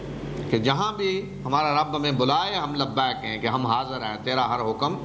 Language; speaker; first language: Urdu; native; Urdu